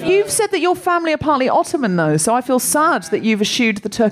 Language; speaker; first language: English; native; English